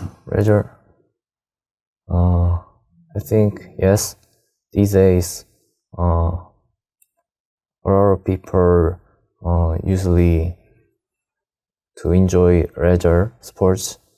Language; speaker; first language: English; non-native, learner; Korean